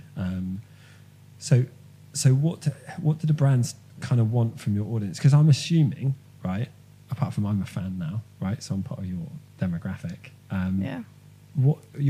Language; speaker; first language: English; native; English